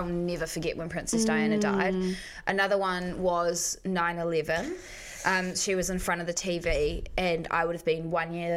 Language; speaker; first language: English; native; English